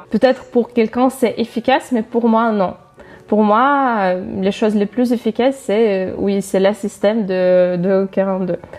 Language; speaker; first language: French; non-native, fluent; Russian